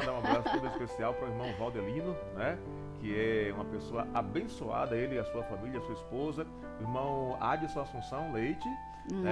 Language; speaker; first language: Portuguese; native; Portuguese